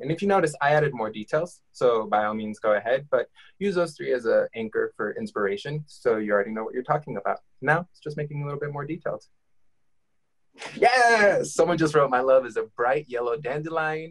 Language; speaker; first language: English; native; English